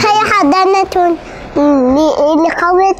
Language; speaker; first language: Arabic; early bilingual, heritage; Arabic